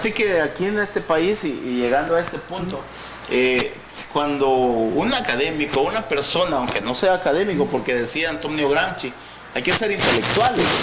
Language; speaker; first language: Spanish; native; Spanish